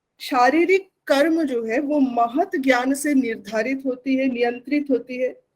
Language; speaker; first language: Hindi; non-native, local second language; Bangla